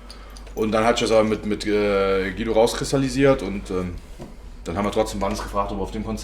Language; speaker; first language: German; native; German